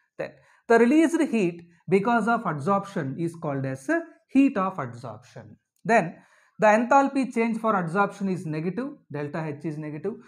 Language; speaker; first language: English; non-native, local second language; Telugu